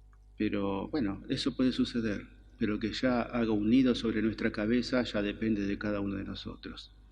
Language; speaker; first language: Spanish; native; Spanish